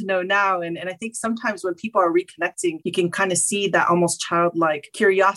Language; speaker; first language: English; native; English